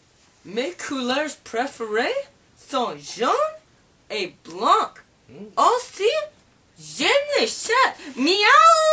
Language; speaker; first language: French; non-native, learner; English